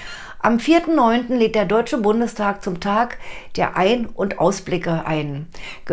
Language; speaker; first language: German; native; German